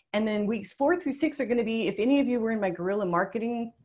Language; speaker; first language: English; native; English